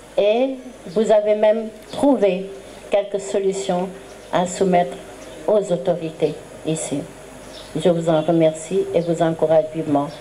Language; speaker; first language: French; non-native, local second language; Wolof